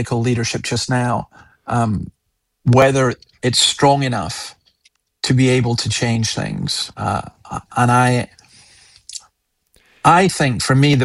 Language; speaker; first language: English; native; English